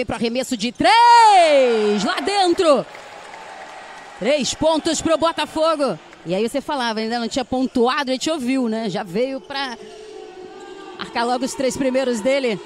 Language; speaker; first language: Portuguese; native; Portuguese